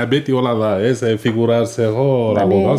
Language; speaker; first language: Basque; non-native, learner; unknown